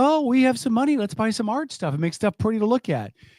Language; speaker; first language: English; native; English